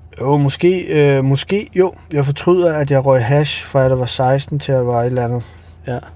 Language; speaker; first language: Danish; early bilingual, other home language; Albanian